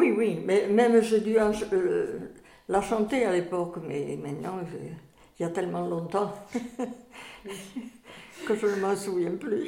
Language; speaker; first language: French; native; French